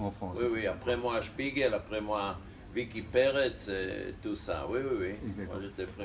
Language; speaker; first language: French; non-native, fluent; Hebrew